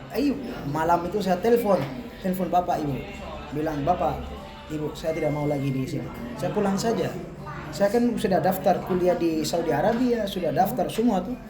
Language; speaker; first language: Indonesian; non-native, fluent; Thai